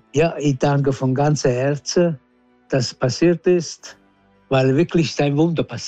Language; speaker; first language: German; non-native, learner; Italian